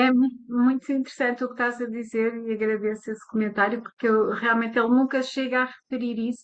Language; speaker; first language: Portuguese; native; Portuguese